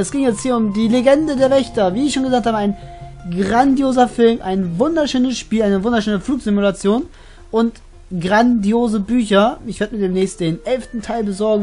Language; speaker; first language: German; native; German